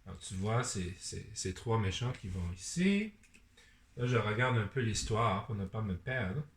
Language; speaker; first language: French; non-native, learner; English